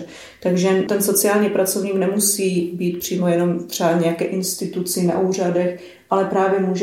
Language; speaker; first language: Czech; native; Czech